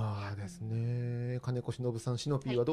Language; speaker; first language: Japanese; native; Japanese